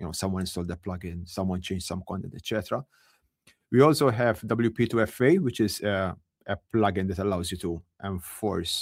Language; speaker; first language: English; non-native, local second language; Maltese